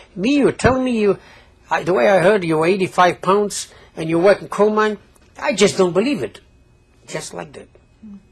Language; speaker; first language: English; non-native, fluent; Polish